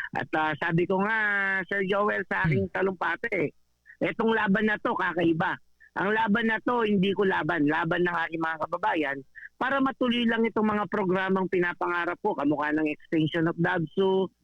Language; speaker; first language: Filipino; non-native, local second language; Pampanga